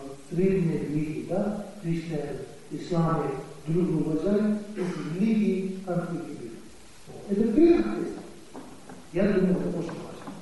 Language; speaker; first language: Russian; non-native, learner; Tibetan